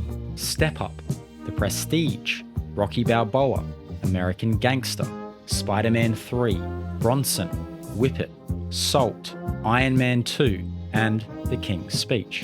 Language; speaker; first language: English; native; English